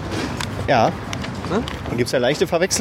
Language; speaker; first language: German; native; German